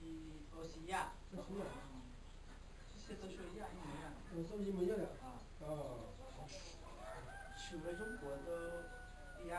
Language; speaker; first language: Chinese; non-native, local second language; Hmong